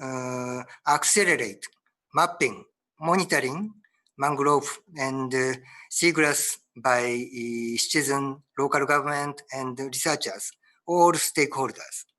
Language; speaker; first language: English; non-native, learner; Japanese